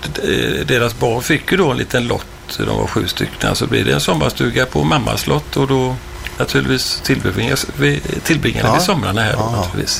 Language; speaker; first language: Swedish; native; Swedish